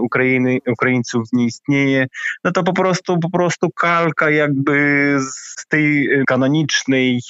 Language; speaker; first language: Polish; non-native, fluent; Ukrainian